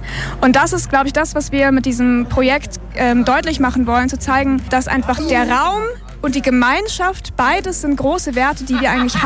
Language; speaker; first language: German; native; German